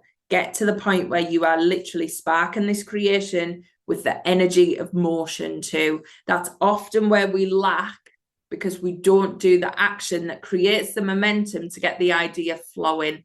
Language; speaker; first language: English; native; English